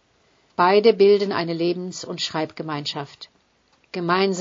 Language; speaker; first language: German; native; German